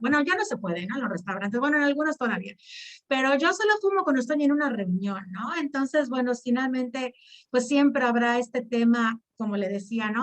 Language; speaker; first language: Spanish; native; Spanish